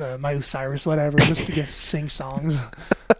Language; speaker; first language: English; non-native, fluent; French